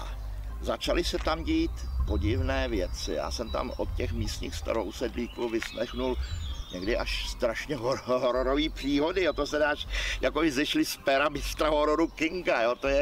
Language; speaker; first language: Czech; native; Czech